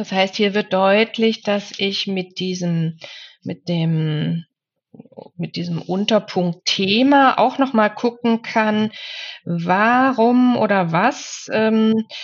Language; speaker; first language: German; native; German